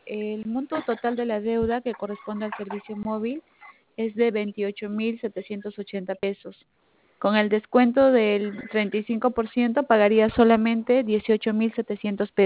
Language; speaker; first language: Spanish; native; Spanish